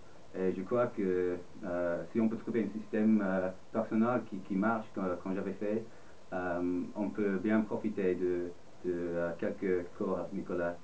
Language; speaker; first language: French; non-native, fluent; English